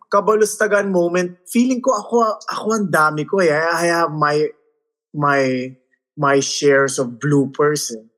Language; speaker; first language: Filipino; early bilingual, heritage; Filipino